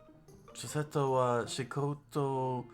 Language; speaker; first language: Japanese; non-native, learner; English